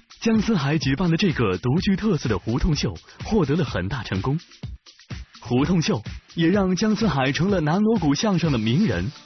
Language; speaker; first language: Chinese; native; Chinese